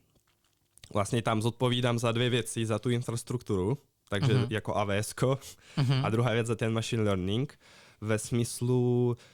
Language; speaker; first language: Czech; non-native, fluent; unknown